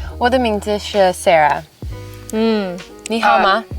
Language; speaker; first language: Chinese; early bilingual, heritage; English